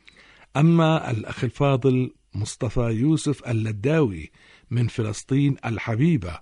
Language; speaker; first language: Arabic; native; Arabic